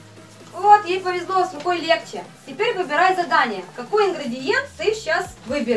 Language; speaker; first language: Russian; native; Russian